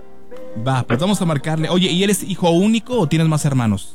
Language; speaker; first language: Spanish; native; Spanish